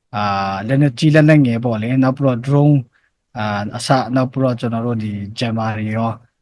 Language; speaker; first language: Burmese; non-native, local second language; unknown